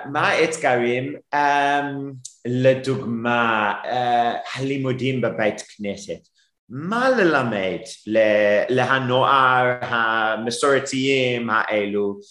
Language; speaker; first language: Hebrew; non-native, fluent; English